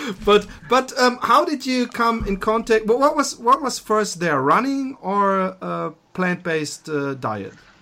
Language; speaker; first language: English; non-native, fluent; German